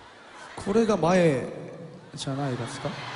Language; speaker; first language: Japanese; non-native, learner; Korean